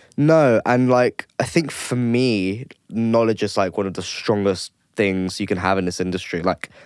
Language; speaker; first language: English; native; English